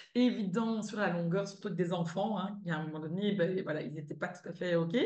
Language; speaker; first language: French; native; French